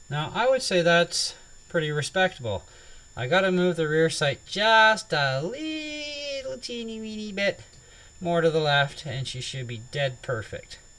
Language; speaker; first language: English; native; English